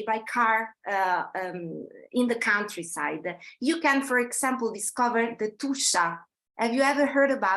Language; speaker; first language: English; non-native, fluent; Italian